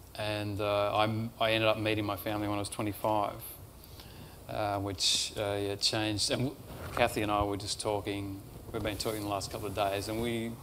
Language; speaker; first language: English; native; English